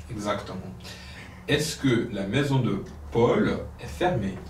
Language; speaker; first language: French; non-native, local second language; Kinyarwanda